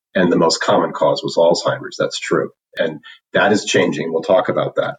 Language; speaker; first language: English; native; English